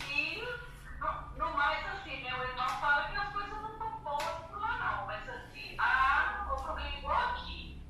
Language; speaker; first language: Portuguese; non-native, fluent; Spanish